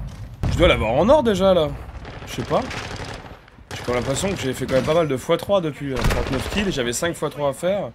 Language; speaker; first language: French; native; French